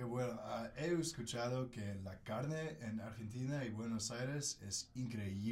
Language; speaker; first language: Spanish; non-native, learner; English